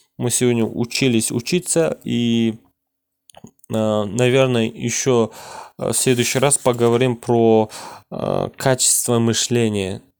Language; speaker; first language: Russian; non-native, local second language; Kazakh